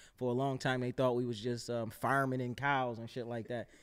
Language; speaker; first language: English; native; English